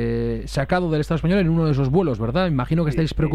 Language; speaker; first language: Spanish; native; Spanish